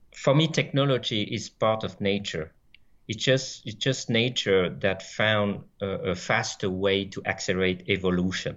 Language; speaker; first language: English; non-native, fluent; French